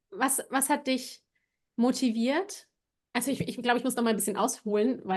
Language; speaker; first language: German; native; German